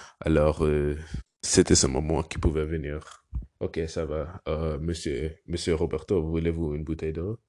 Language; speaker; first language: French; non-native, learner; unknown